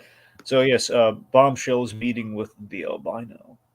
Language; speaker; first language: English; native; English